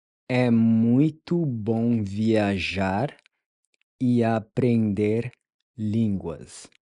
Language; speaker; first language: Portuguese; non-native, fluent; English